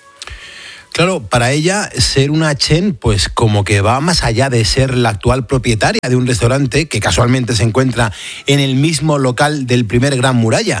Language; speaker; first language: Spanish; native; Spanish